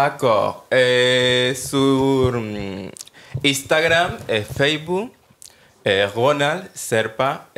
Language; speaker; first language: French; non-native, learner; Spanish